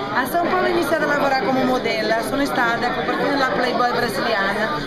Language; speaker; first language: Italian; non-native, fluent; Portuguese